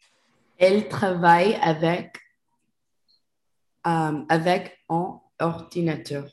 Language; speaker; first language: French; non-native, learner; Spanish